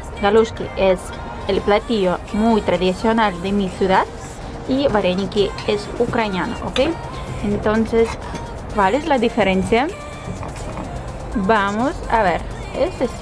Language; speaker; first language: Spanish; non-native, fluent; Russian